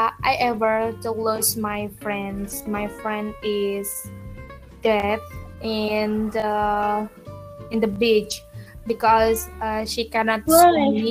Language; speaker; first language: English; non-native, learner; Indonesian